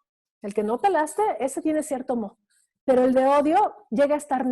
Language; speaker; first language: Spanish; native; Spanish